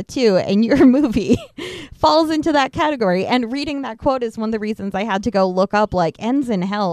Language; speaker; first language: English; native; English